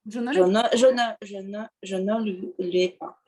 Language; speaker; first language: French; non-native, learner; Russian